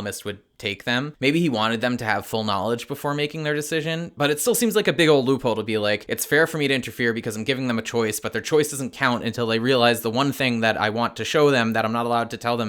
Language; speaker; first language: English; native; English